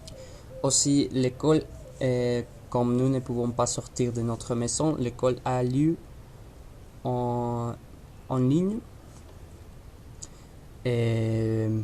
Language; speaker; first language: French; non-native, learner; Spanish